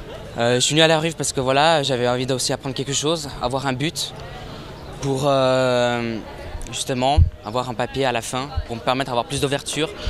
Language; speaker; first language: French; native; French